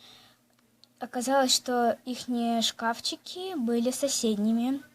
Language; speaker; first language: Russian; native; Russian